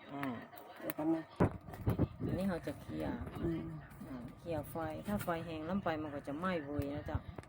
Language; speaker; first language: Thai; native; Thai